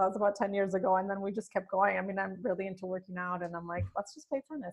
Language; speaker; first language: English; non-native, fluent; Spanish